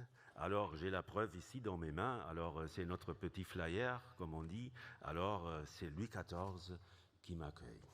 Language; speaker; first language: French; non-native, fluent; German